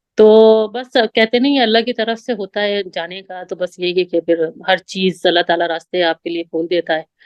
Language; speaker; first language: Urdu; native; Urdu